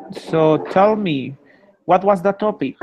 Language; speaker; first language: English; non-native, fluent; Spanish